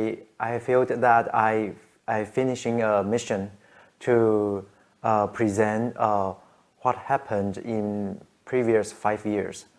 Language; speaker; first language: English; non-native, learner; Chinese